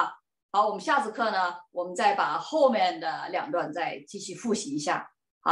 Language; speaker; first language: Chinese; native; Chinese